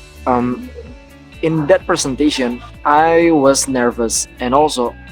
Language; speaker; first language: English; non-native, learner; Indonesian